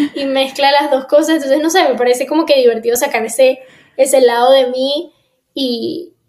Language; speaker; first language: Spanish; native; Spanish